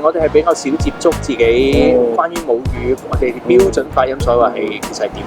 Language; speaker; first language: Cantonese; native; Cantonese